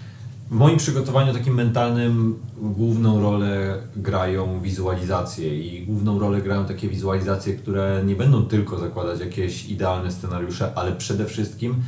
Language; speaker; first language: Polish; native; Polish